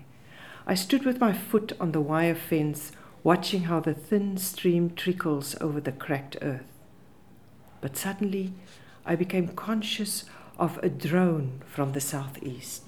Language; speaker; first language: English; non-native, local second language; Afrikaans